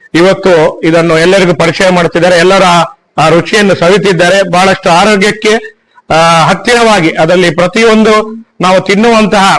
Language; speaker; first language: Kannada; non-native, local second language; Tulu